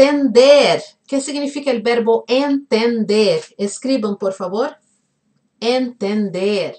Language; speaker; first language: Spanish; non-native, fluent; Portuguese